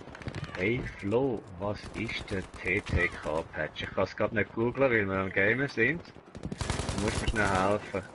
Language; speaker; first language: German; native; German